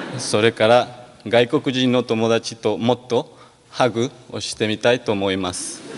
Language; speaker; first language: Japanese; non-native, learner; Spanish